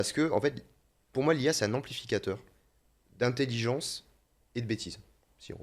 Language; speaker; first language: French; native; French